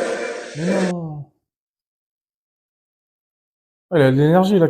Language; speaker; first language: French; native; French